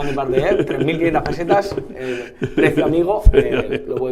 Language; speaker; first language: Spanish; native; Spanish